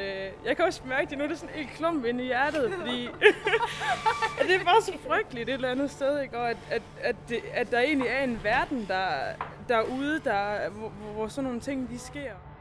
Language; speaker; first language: Danish; native; Danish